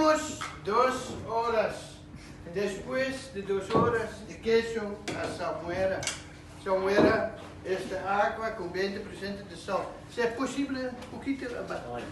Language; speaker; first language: Spanish; non-native, learner; Dutch